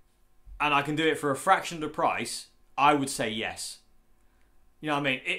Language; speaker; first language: English; native; English